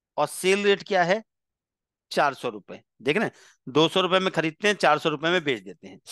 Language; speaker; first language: Hindi; non-native, local second language; Gujarati